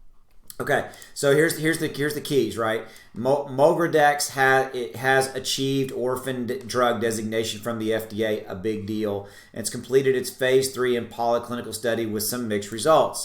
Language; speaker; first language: English; native; English